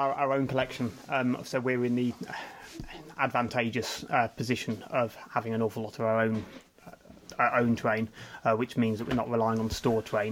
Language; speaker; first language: English; native; English